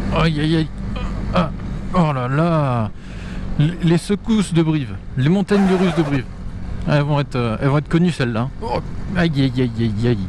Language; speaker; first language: French; native; French